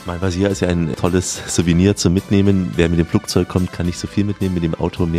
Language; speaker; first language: German; native; German